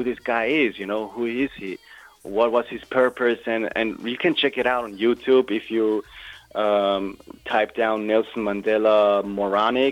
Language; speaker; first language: English; non-native, fluent; German